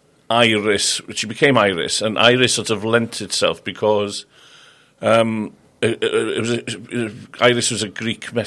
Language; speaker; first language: English; native; English